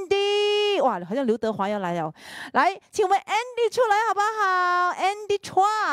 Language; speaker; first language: Chinese; native; Chinese